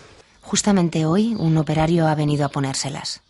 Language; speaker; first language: Spanish; native; Spanish